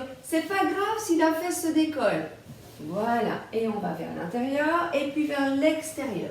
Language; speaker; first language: French; native; French